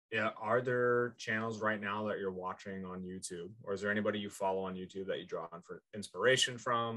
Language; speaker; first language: English; native; English